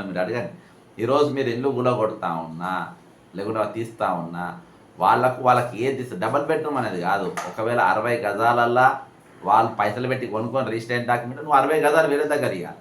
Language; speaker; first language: Telugu; native; Telugu